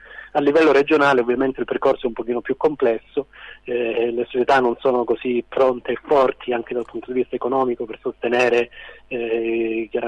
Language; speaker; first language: Italian; native; Italian